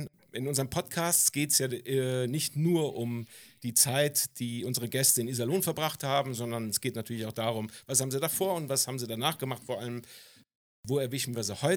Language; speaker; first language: German; native; German